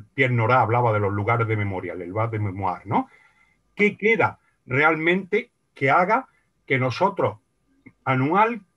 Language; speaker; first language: Spanish; native; Spanish